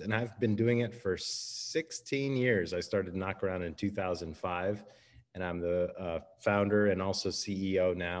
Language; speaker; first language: English; native; English